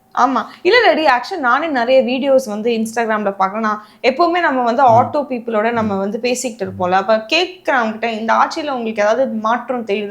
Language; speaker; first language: Tamil; native; Tamil